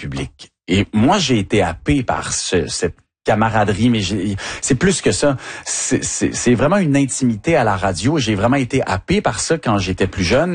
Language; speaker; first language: French; native; French